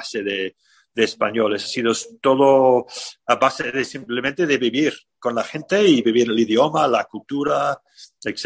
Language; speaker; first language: Spanish; non-native, fluent; English